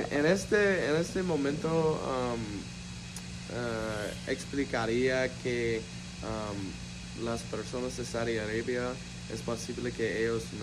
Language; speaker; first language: Spanish; non-native, learner; English